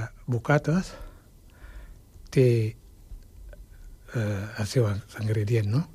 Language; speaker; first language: Catalan; non-native, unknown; Wolof